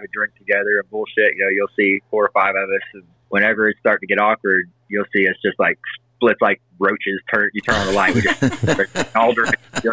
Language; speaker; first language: English; native; English